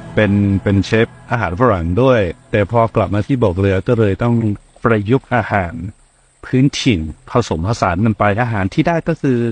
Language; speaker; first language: Thai; native; Thai